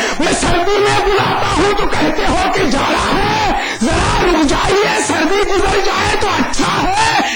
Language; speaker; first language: Urdu; native; Urdu